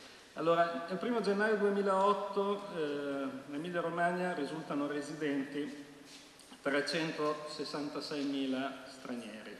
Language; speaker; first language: Italian; native; Italian